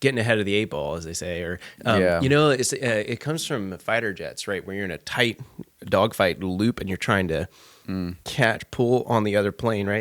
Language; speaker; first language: English; native; English